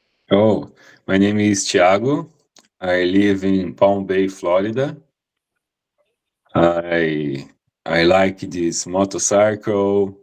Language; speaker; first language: English; non-native, learner; Portuguese